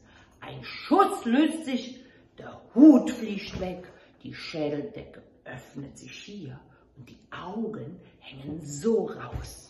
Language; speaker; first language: German; native; German